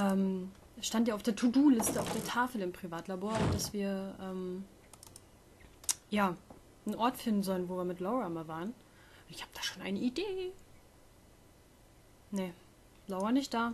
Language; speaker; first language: German; native; German